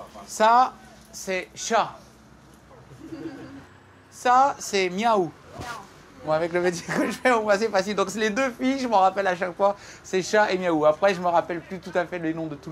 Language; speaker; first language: French; native; French